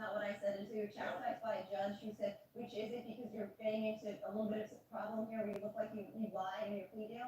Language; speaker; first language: English; native; English